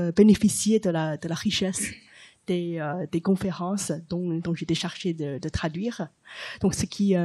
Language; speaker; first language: French; non-native, fluent; Chinese